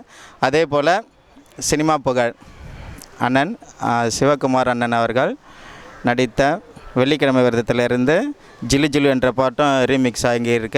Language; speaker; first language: Tamil; native; Tamil